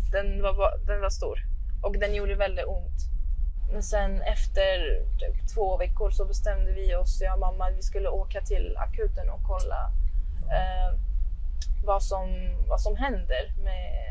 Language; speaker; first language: Swedish; early bilingual, other home language; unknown